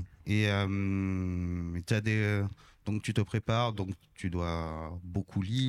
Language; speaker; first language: French; native; French